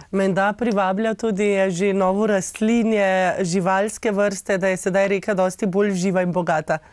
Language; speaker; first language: Slovenian; native; Slovenian